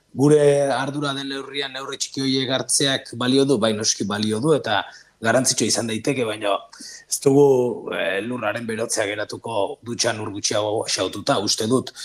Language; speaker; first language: Basque; native; Basque